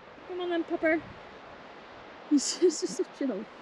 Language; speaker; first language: English; native; English